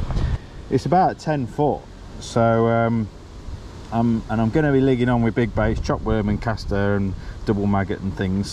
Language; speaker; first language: English; native; English